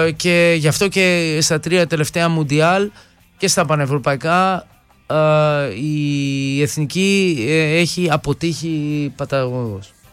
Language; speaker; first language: Greek; early bilingual, heritage; Greek